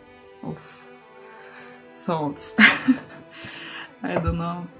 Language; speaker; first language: English; non-native, learner; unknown